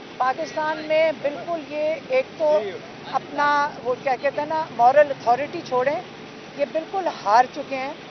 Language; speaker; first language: Urdu; native; Urdu